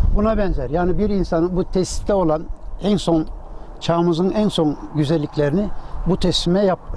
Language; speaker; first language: Turkish; native; Turkish